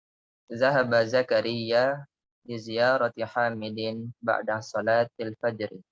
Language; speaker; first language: Arabic; non-native, fluent; Indonesian